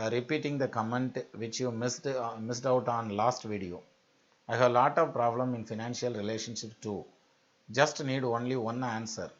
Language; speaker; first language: English; non-native, local second language; Tamil